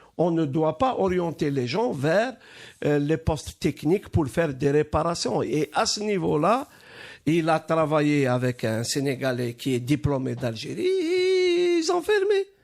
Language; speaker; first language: French; non-native, local second language; Arabic